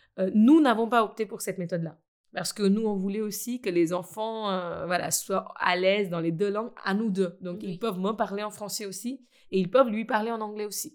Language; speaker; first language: French; non-native, fluent; Gujarati